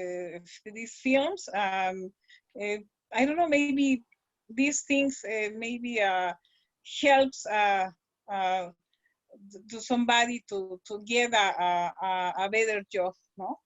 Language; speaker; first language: English; non-native, learner; Spanish